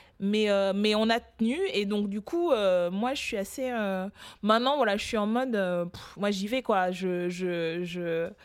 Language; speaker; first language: French; early bilingual, other home language; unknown